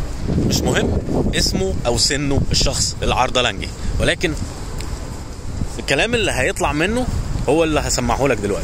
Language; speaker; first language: Arabic; native; Arabic